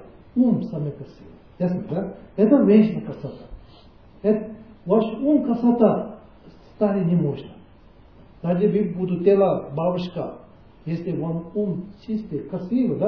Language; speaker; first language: Russian; non-native, learner; Tibetan